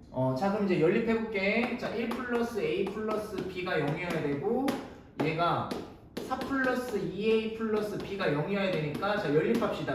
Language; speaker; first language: Korean; native; Korean